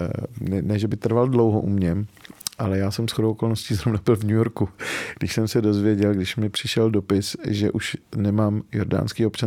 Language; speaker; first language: Czech; early bilingual, other home language; Arabic